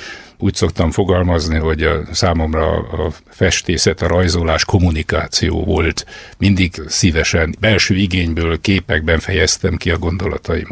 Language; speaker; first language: Hungarian; native; Hungarian